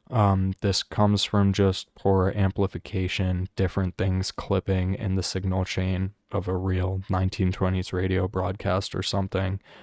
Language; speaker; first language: English; native; English